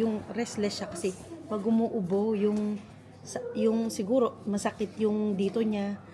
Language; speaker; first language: Filipino; non-native, local second language; Pampanga